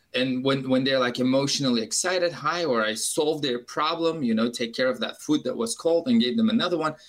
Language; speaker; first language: English; non-native, fluent; Uzbek